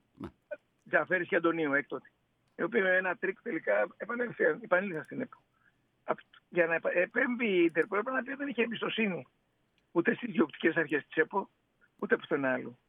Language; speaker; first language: Greek; native; Greek